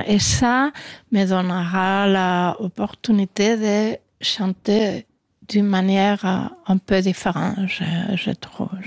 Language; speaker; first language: French; non-native, fluent; Spanish